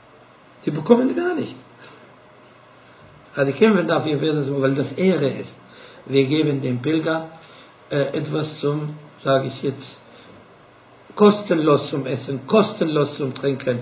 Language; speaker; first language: German; non-native, fluent; Arabic